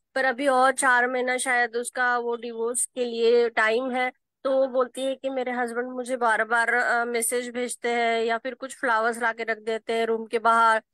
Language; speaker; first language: Hindi; non-native, local second language; Marathi